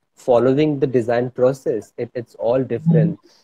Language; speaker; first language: English; non-native, local second language; Hindi